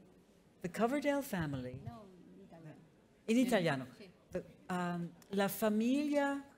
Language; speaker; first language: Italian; non-native, fluent; English